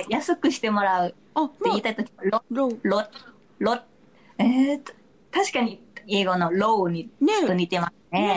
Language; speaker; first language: Japanese; non-native, fluent; Thai